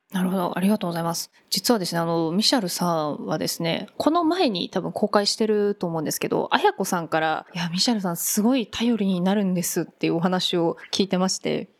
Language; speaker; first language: Japanese; native; Japanese